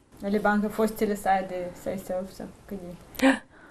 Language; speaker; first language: Danish; non-native, learner; Russian